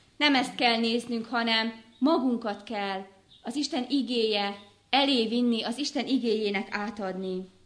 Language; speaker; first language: Hungarian; native; Hungarian